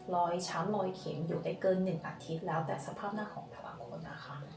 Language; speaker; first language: Thai; non-native, fluent; Korean